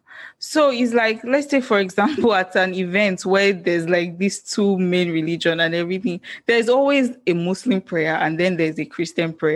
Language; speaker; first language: English; non-native, local second language; Yoruba